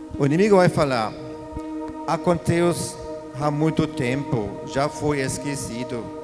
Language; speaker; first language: Portuguese; non-native, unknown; German